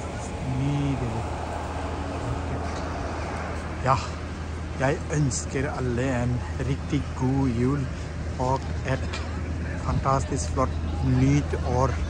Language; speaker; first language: Norwegian; non-native, fluent; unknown